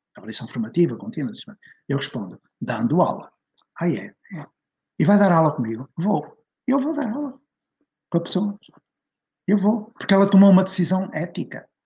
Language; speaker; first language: Portuguese; native; Portuguese